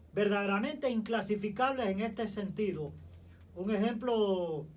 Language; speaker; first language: Spanish; native; Spanish